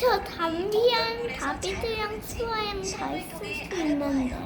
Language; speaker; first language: Korean; early bilingual, heritage; Korean